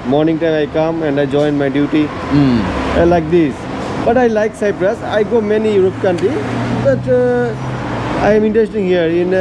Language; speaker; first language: English; non-native, learner; Bangla